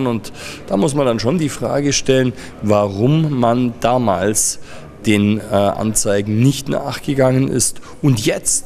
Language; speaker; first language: German; native; German